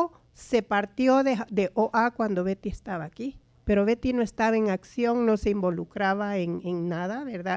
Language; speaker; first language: Spanish; native; Spanish